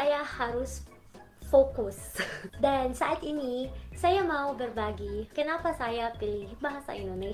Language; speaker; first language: Indonesian; non-native, learner; Filipino